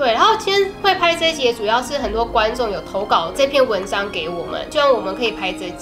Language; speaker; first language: Chinese; native; Chinese